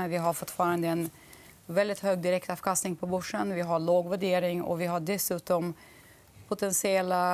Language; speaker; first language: Swedish; non-native, fluent; Russian